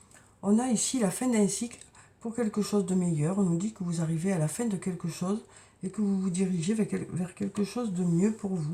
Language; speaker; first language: French; native; French